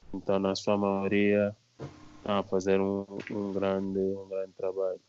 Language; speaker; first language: Portuguese; native; Portuguese